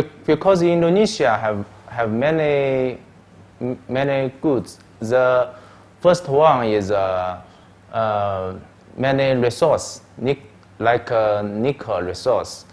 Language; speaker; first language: English; non-native, learner; Chinese